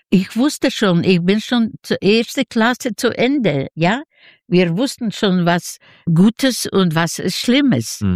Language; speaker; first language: German; non-native, fluent; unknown